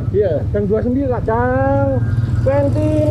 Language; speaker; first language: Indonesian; non-native, local second language; Javanese